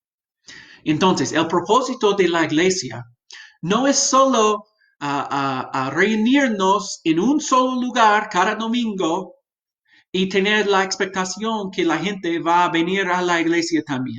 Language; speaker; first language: Spanish; non-native, fluent; English